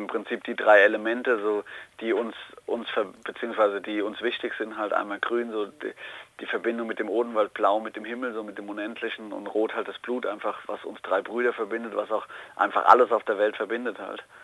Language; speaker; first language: German; native; German